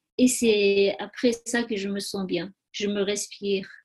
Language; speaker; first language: French; non-native, learner; Tibetan